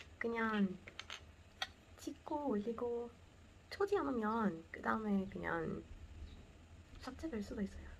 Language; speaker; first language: Korean; non-native, learner; Portuguese